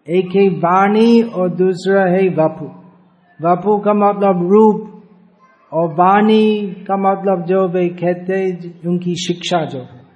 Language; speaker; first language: Hindi; non-native, fluent; English